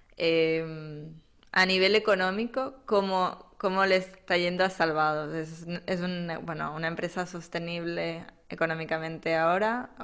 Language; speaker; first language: Spanish; native; Spanish